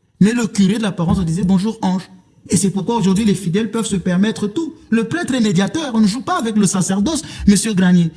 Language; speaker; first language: French; non-native, local second language; Lingala